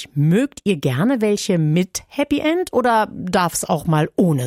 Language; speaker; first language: German; native; German